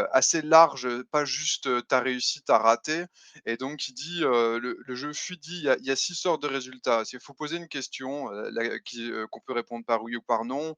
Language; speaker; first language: French; native; French